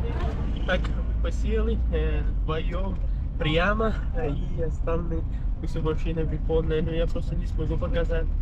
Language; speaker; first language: Russian; non-native, learner; Kyrgyz